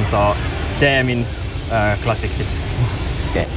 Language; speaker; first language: Swedish; non-native, learner; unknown